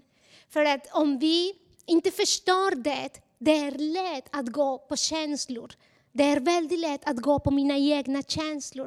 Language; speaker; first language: Swedish; non-native, fluent; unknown